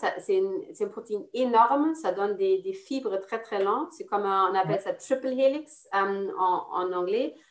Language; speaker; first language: French; non-native, fluent; German